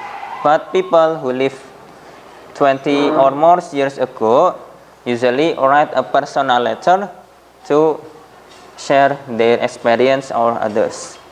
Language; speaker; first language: English; non-native, fluent; Indonesian